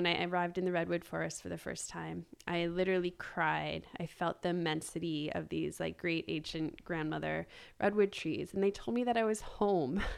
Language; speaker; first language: English; native; English